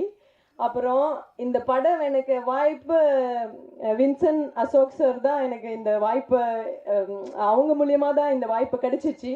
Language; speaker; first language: Tamil; non-native, fluent; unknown